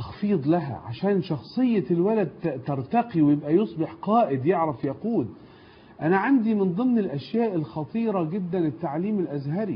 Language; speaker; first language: Arabic; native; Arabic